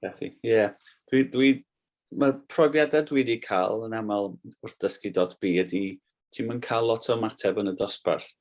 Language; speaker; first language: Welsh; native; Welsh